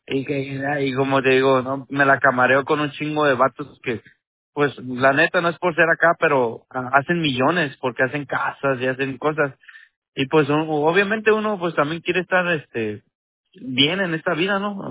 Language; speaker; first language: Spanish; native; Spanish